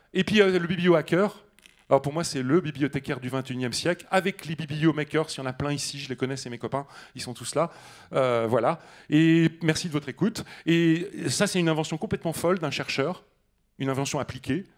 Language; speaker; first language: French; native; French